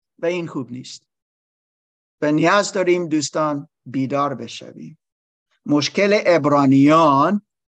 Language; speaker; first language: Persian; non-native, learner; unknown